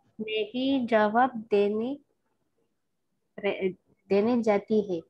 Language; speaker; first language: Hindi; non-native, learner; Indonesian